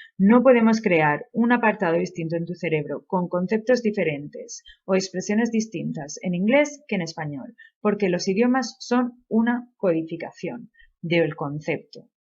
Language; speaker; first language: Spanish; native; Spanish